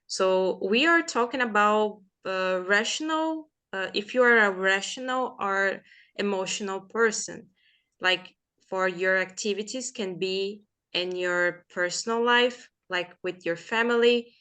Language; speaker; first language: English; non-native, fluent; Portuguese